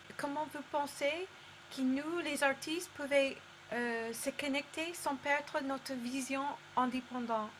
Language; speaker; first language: French; non-native, learner; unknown